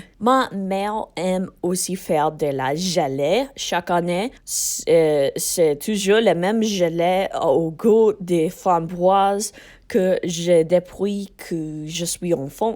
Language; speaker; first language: French; non-native, learner; English